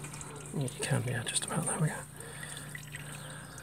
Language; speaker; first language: English; native; English